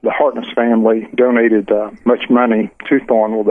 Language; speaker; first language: English; native; English